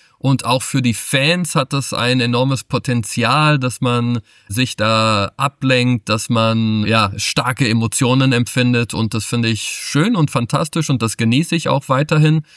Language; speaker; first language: German; early bilingual, other home language; Portuguese